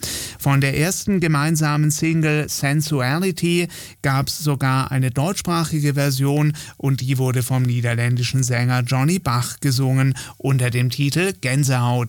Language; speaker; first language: German; native; German